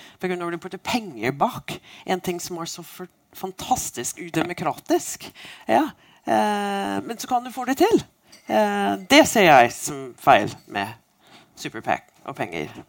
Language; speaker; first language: Norwegian; non-native, fluent; English